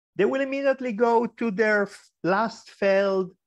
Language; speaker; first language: English; early bilingual, other home language; Spanish